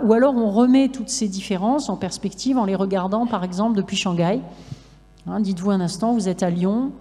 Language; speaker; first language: French; native; French